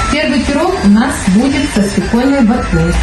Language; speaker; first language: Russian; native; Russian